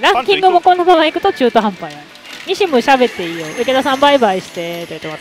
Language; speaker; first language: Japanese; native; Japanese